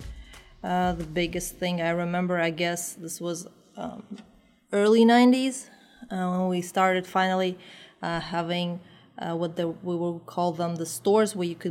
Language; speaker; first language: English; non-native, fluent; Uzbek